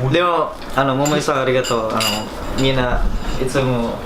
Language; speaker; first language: Japanese; non-native, learner; Filipino